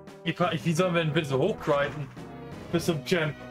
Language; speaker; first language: German; native; German